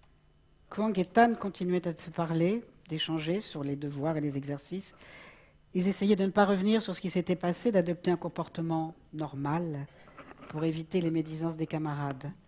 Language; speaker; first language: French; native; French